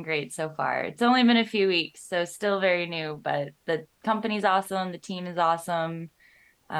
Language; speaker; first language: English; native; English